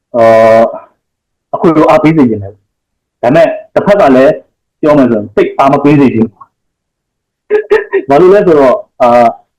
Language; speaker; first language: Burmese; native; Burmese